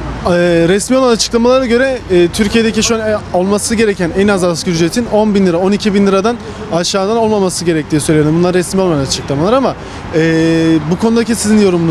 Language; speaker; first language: Turkish; native; Turkish